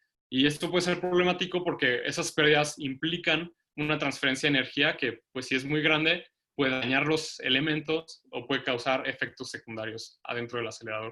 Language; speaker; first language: Spanish; native; Spanish